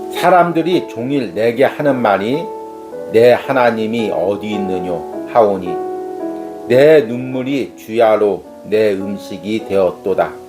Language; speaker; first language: Korean; native; Korean